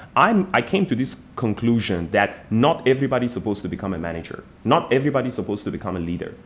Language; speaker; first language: English; non-native, fluent; Persian